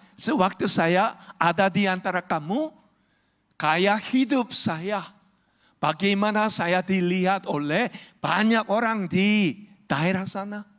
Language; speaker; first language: Indonesian; non-native, learner; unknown